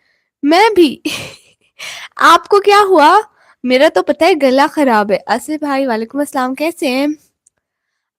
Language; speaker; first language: Hindi; non-native, local second language; Punjabi